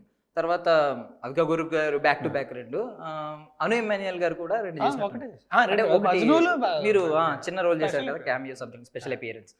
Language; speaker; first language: Telugu; native; Telugu